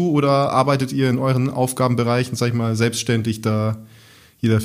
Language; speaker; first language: German; native; German